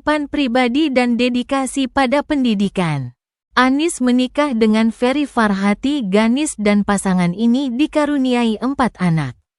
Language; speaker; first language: Indonesian; native; Indonesian